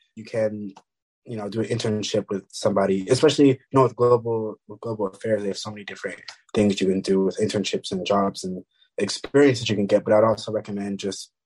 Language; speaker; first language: English; early bilingual, other home language; French